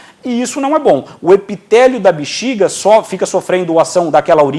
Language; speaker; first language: Portuguese; native; Portuguese